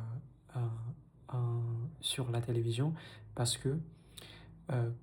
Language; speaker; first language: French; non-native, fluent; Vietnamese